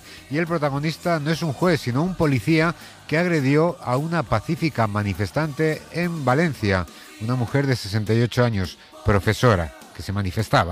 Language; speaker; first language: Spanish; native; Spanish